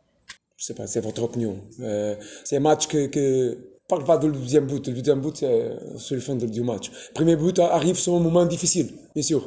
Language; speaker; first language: French; non-native, fluent; Portuguese